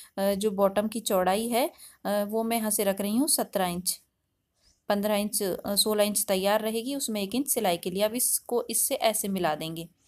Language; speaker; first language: Hindi; native; Hindi